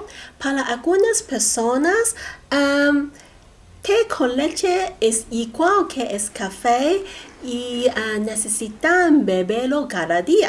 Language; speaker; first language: Spanish; non-native, learner; Cantonese